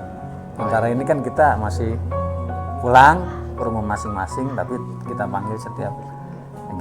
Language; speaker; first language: Indonesian; native; Indonesian